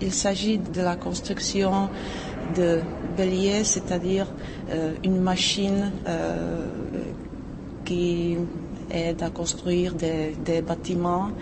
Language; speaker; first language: French; non-native, fluent; Czech